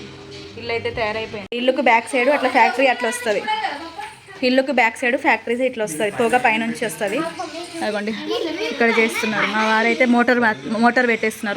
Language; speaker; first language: Telugu; native; Telugu